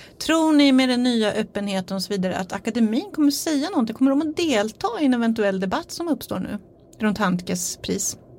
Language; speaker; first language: Swedish; native; Swedish